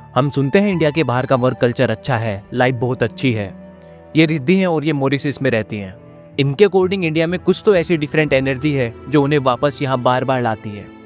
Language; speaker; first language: Hindi; native; Hindi